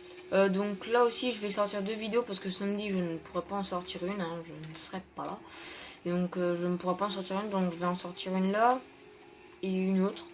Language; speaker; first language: French; native; French